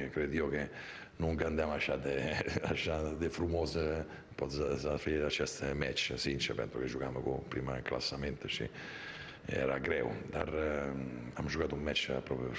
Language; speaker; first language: Romanian; non-native, fluent; Italian